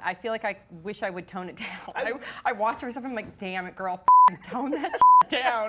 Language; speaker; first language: English; native; English